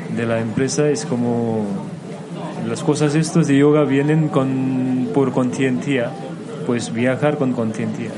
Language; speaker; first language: Spanish; non-native, fluent; Nepali